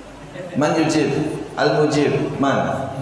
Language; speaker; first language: Arabic; non-native, fluent; Indonesian